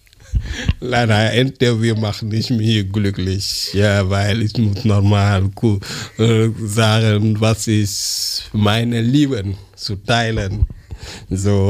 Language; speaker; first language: German; non-native, learner; French